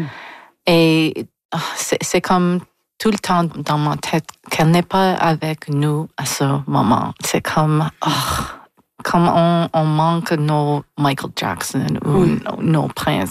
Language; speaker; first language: French; non-native, learner; English